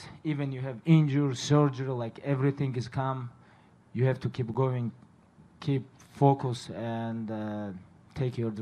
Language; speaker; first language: English; non-native, fluent; Russian